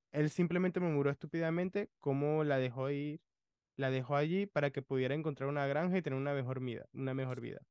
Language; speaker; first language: Spanish; early bilingual, other home language; English